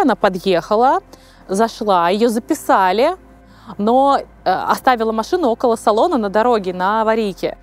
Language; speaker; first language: Russian; native; Russian